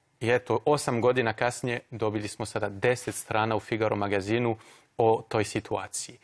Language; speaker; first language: Croatian; non-native, fluent; French